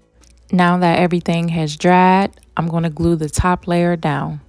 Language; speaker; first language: English; native; English